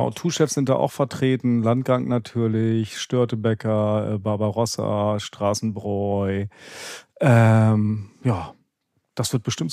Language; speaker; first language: German; native; German